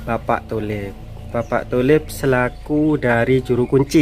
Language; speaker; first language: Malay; non-native, local second language; Javanese